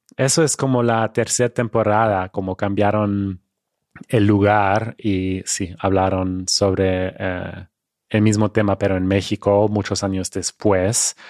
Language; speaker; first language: Spanish; non-native, fluent; German